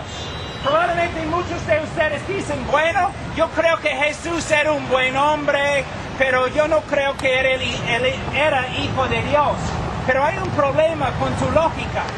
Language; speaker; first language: Spanish; non-native, fluent; English